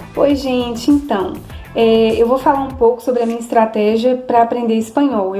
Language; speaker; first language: Portuguese; native; Portuguese